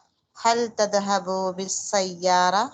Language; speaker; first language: Arabic; non-native, learner; Tamil